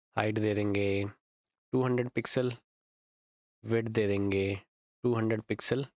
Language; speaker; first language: Hindi; native; Hindi